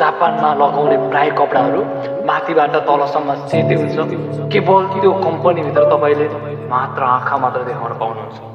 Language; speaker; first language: Nepali; native; Nepali